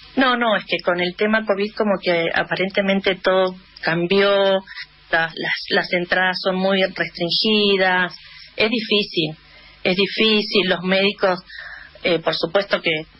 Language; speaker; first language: Spanish; native; Spanish